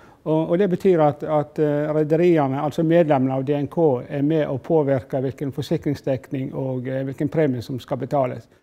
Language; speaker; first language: Norwegian; native; Norwegian